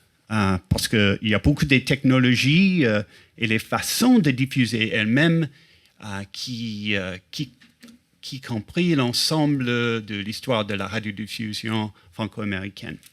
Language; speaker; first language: French; non-native, fluent; English